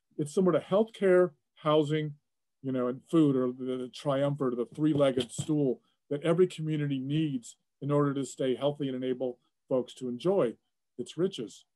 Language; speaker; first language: English; native; English